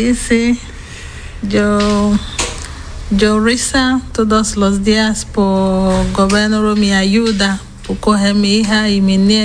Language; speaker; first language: Spanish; non-native, learner; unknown